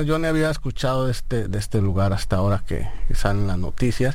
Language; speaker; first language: Spanish; native; Spanish